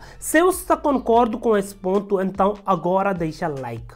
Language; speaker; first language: Portuguese; non-native, learner; Hindi